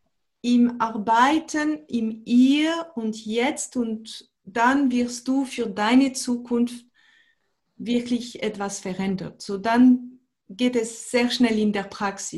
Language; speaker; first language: German; non-native, fluent; French